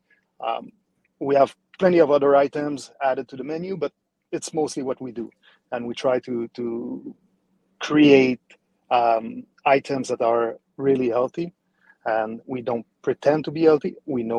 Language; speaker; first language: English; non-native, fluent; French